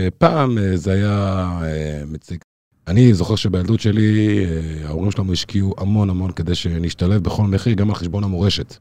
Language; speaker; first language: Hebrew; early bilingual, other home language; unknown